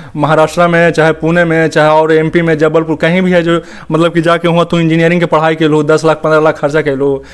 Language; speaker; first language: Hindi; native; Hindi